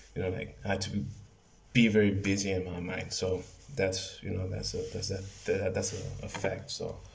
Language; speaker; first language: English; non-native, fluent; Spanish